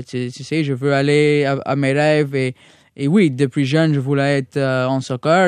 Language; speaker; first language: French; non-native, local second language; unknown